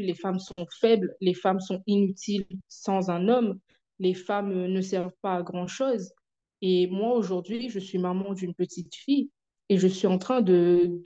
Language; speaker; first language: French; native; French